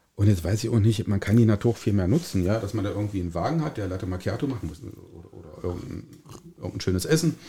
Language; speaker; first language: German; native; German